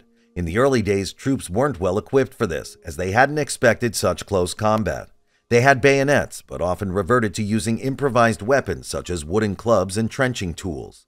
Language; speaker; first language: English; native; English